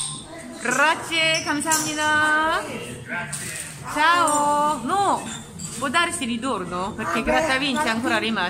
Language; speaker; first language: Italian; non-native, learner; Korean